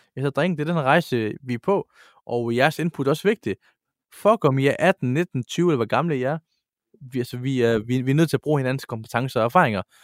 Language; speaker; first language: Danish; early bilingual, other home language; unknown